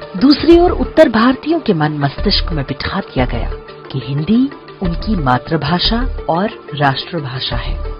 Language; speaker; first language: Hindi; native; Hindi